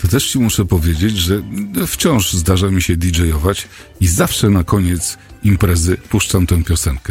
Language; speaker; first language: Polish; native; Polish